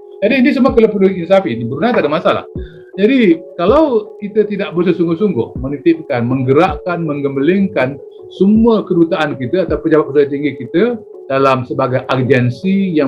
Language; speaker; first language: Malay; native; Malay